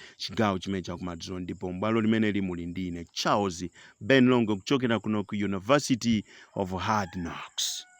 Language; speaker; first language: Nyanja; non-native, local second language; Tumbuka